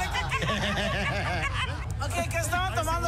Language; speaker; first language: Spanish; early bilingual, heritage; Spanish